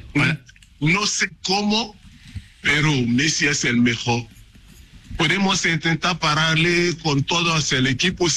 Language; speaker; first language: Spanish; non-native, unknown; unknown